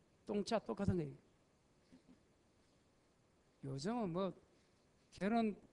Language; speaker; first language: Korean; native; Korean